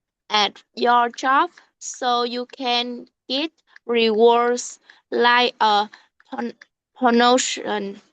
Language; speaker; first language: English; non-native, learner; Vietnamese